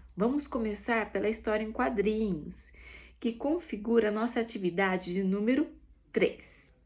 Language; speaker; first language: Portuguese; native; Portuguese